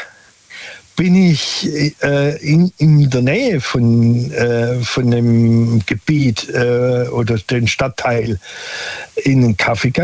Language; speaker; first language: German; native; German